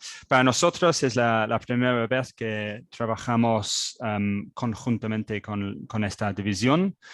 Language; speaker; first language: Spanish; non-native, learner; English